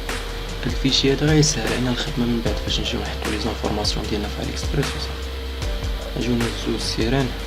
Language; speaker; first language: Arabic; native; Arabic